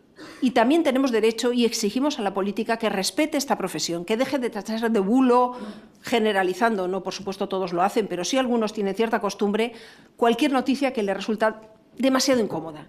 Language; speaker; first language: Spanish; native; Spanish